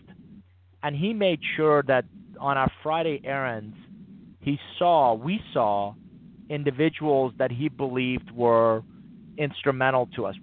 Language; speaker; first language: English; non-native, fluent; Persian